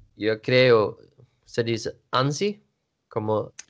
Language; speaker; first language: Italian; non-native, learner; Swedish